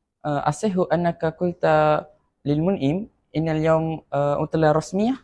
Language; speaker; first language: Arabic; non-native, learner; Malay